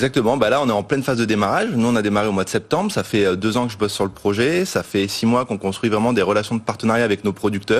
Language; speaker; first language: French; native; French